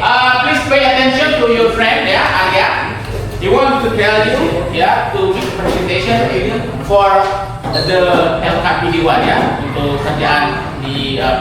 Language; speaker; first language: English; non-native, fluent; Indonesian